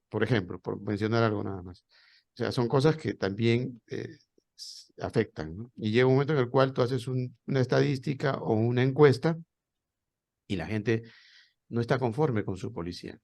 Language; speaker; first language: Spanish; native; Spanish